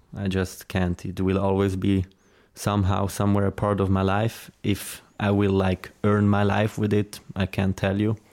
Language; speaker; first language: English; non-native, fluent; Swiss German